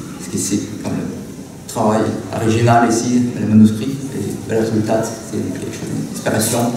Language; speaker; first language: French; non-native, learner; Russian